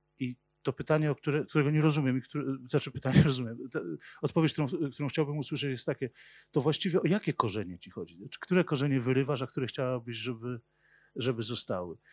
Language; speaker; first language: Polish; native; Polish